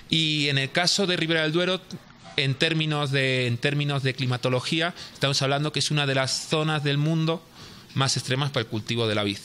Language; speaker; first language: Spanish; native; Spanish